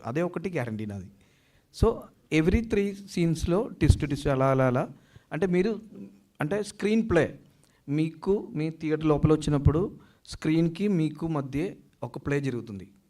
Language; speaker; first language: Telugu; non-native, learner; Malayalam